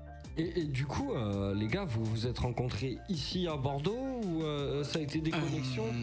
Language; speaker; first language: French; native; French